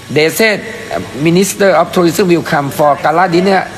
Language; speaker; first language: English; non-native, learner; Thai